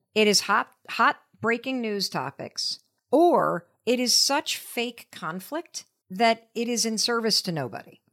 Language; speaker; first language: English; native; English